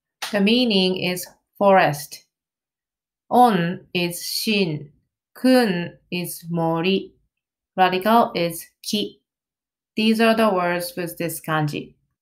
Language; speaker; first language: English; non-native, fluent; Japanese